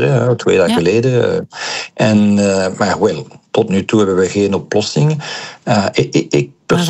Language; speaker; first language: Dutch; non-native, local second language; French